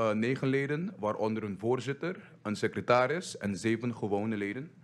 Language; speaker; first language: Dutch; non-native, local second language; English